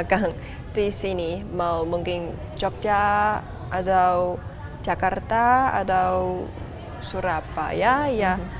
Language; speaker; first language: Indonesian; non-native, learner; Chinese